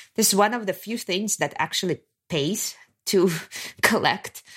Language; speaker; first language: English; non-native, fluent; Kazakh